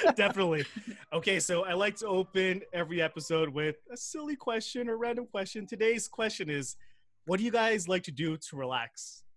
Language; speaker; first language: English; native; English